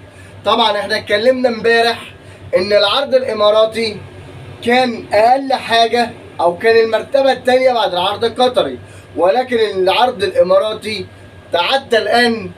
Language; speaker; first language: Arabic; native; Arabic